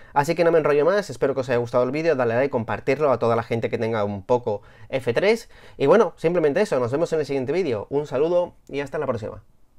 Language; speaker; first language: Spanish; native; Spanish